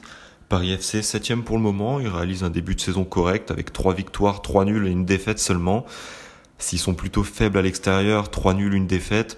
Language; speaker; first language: French; native; French